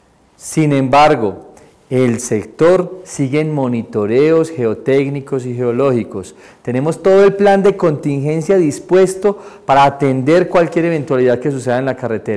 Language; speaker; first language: Spanish; native; Spanish